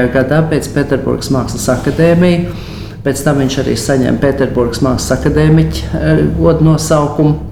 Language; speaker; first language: Latvian; native; Latvian